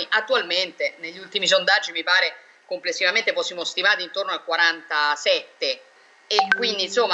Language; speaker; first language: Italian; native; Italian